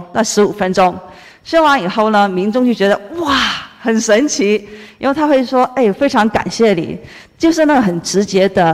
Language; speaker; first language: Chinese; non-native, fluent; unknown